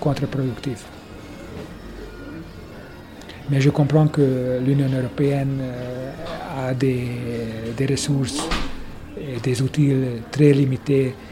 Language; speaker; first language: French; non-native, fluent; Hungarian